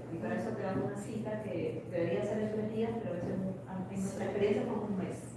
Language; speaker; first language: Spanish; native; Spanish